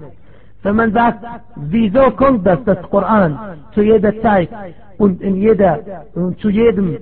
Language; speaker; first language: German; non-native, fluent; Arabic